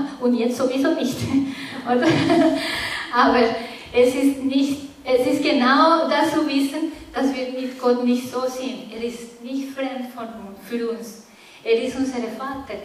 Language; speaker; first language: German; non-native, fluent; Spanish